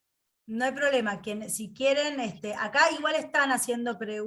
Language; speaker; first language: Spanish; native; Spanish